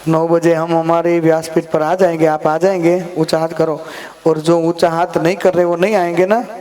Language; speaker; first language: Hindi; non-native, local second language; Gujarati